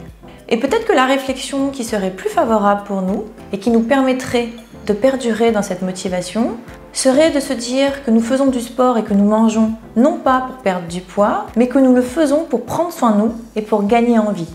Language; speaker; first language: French; native; French